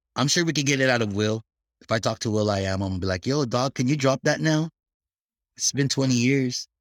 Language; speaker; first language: English; early bilingual, other home language; Filipino